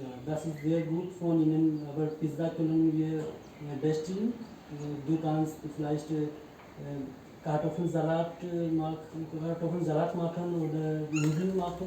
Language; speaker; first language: German; non-native, learner; Hindi